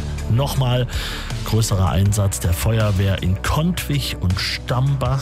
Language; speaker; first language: German; native; German